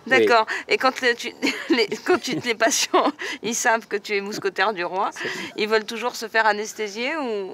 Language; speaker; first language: French; native; French